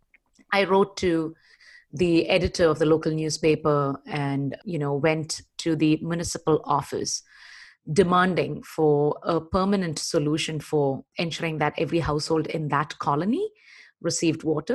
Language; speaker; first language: English; non-native, local second language; Malayalam